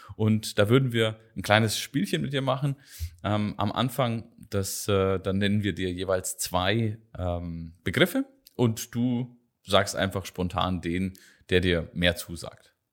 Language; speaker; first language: German; native; German